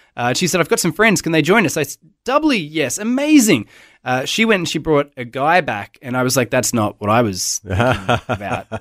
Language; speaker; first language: English; native; English